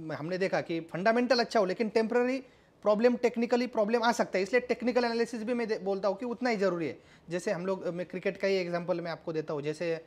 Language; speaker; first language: Hindi; non-native, local second language; Marathi